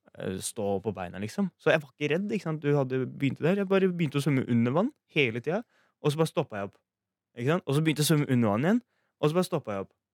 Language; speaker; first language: Norwegian; early bilingual, other home language; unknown